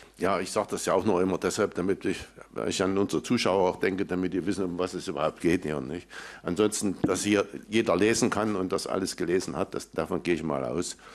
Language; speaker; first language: German; native; German